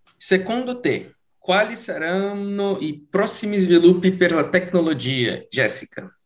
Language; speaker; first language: Italian; non-native, fluent; Portuguese